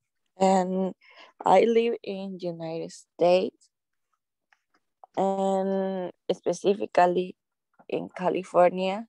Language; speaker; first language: English; non-native, learner; Spanish